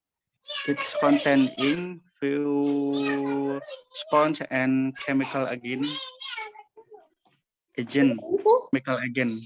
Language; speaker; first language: English; non-native, learner; Indonesian